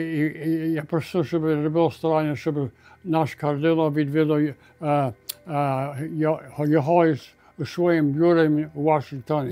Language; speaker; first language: Ukrainian; early bilingual, heritage; Ukrainian